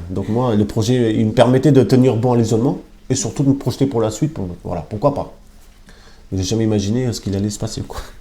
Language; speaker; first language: French; non-native, fluent; Albanian